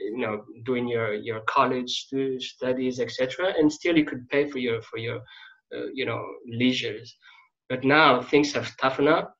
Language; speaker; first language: English; non-native, fluent; French